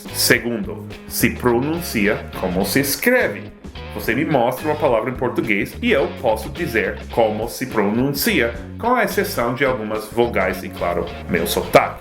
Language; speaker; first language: Portuguese; non-native, fluent; English